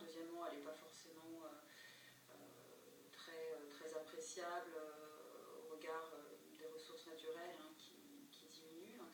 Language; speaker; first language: French; native; French